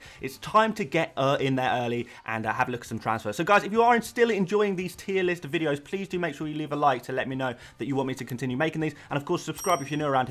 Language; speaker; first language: English; native; English